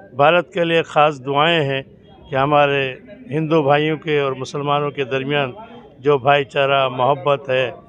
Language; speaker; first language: Urdu; non-native, local second language; Gujarati